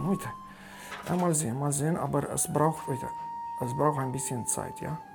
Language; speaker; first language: German; non-native, fluent; Romanian